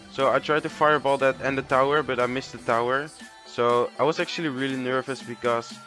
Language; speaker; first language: English; non-native, fluent; Dutch